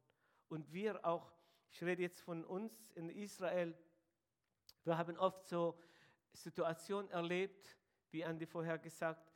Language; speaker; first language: German; non-native, fluent; Arabic